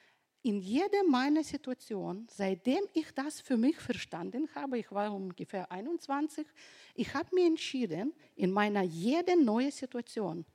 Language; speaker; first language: German; non-native, fluent; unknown